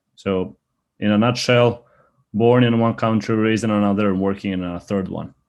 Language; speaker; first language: English; early bilingual, other home language; Albanian